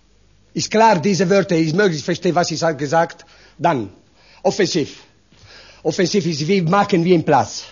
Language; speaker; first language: German; non-native, learner; Italian